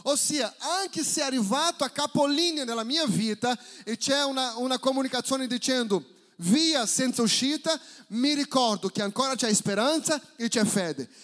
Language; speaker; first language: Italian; non-native, fluent; Portuguese